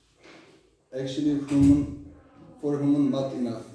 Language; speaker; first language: English; non-native, learner; Turkish